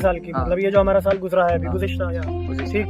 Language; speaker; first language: Hindi; native; Hindi